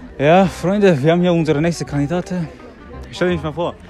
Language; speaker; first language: German; non-native, learner; Persian